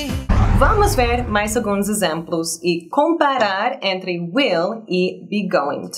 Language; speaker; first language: Portuguese; non-native, fluent; English